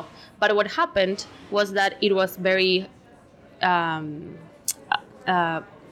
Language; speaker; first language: English; non-native, fluent; Spanish